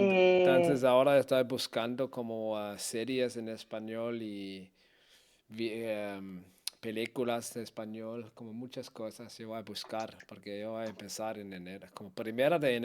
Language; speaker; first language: Spanish; non-native, learner; Danish